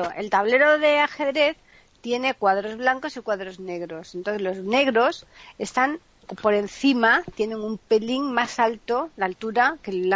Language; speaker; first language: Spanish; native; Spanish